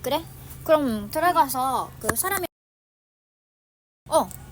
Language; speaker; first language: Korean; non-native, learner; Japanese